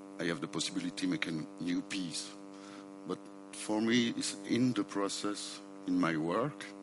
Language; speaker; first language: English; non-native, learner; French